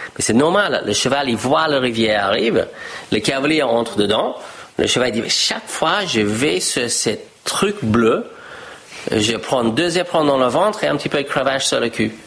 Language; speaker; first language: French; non-native, fluent; English